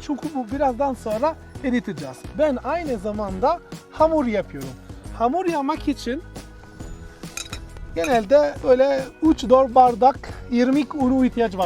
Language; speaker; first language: Turkish; non-native, learner; Italian